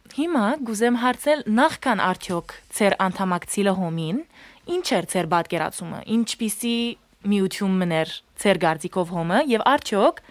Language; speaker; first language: Armenian; early bilingual, heritage; Armenian